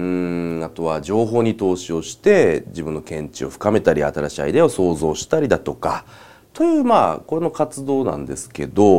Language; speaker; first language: Japanese; native; Japanese